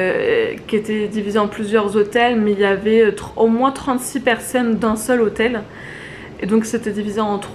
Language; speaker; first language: French; native; French